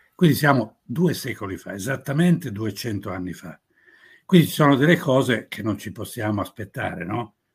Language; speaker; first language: Italian; native; Italian